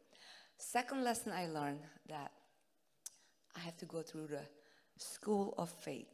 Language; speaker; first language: English; non-native, fluent; Indonesian